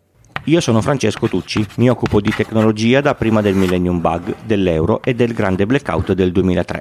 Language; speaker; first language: Italian; native; Italian